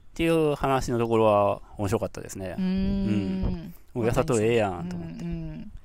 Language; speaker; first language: Japanese; native; Japanese